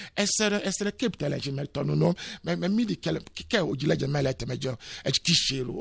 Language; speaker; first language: Hungarian; non-native, fluent; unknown